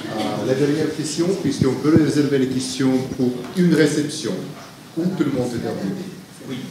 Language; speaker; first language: French; non-native, fluent; Russian